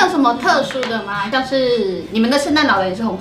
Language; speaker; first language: Chinese; native; Chinese